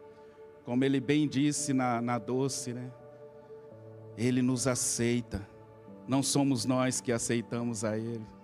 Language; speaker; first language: Portuguese; native; Portuguese